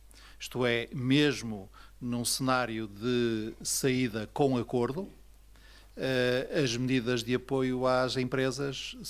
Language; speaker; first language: Portuguese; native; Portuguese